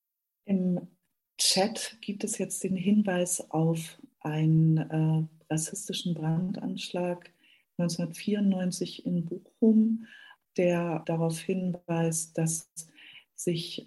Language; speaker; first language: German; native; German